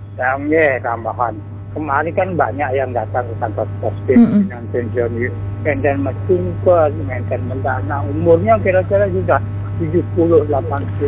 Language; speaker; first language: Indonesian; non-native, local second language; Balinese